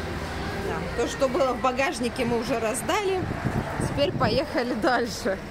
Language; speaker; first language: Russian; native; Russian